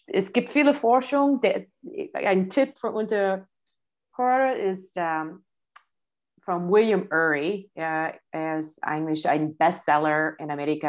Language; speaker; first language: German; non-native, fluent; English